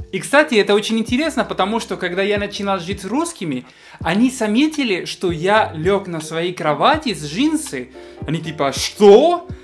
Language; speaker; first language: Russian; non-native, fluent; Spanish